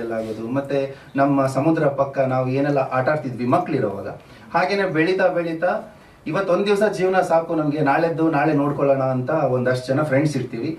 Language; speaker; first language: Kannada; non-native, local second language; Tulu